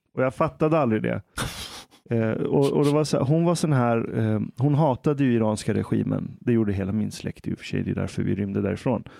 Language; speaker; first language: Swedish; early bilingual, other home language; Persian